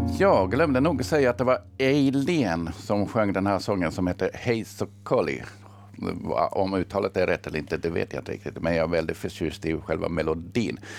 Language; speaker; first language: Swedish; early bilingual, other home language; Finnish